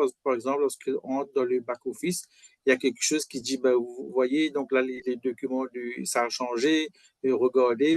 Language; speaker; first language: French; non-native, local second language; Morisyen